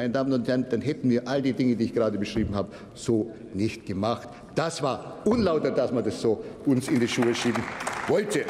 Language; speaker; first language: German; native; German